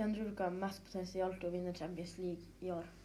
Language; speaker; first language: Norwegian; native; Norwegian